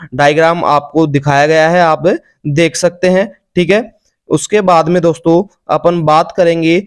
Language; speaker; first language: Hindi; native; Hindi